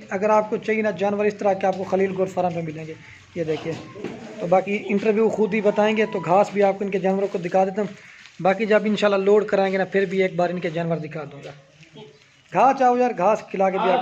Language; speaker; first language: Hindi; non-native, local second language; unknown